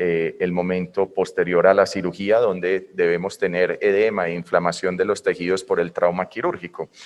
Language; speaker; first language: Spanish; native; Spanish